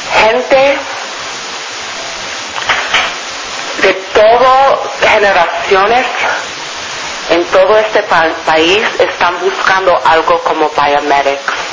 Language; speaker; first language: Spanish; non-native, fluent; English